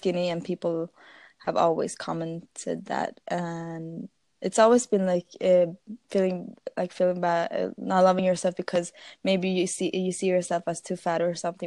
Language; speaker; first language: English; non-native, fluent; Swedish